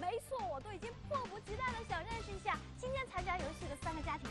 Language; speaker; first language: Chinese; native; Chinese